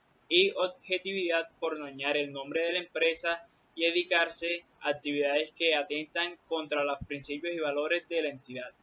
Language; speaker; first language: Spanish; native; Spanish